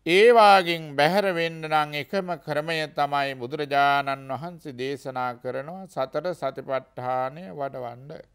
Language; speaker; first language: Sinhala; native; Sinhala